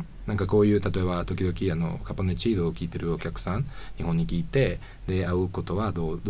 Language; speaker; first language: Japanese; non-native, fluent; Spanish